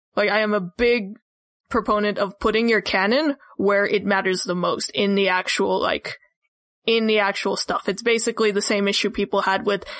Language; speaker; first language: English; native; English